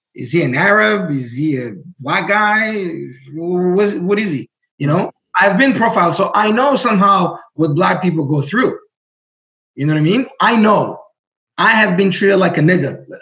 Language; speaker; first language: English; non-native, fluent; Greek